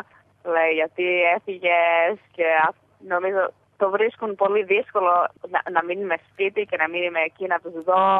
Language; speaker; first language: Greek; early bilingual, heritage; Greek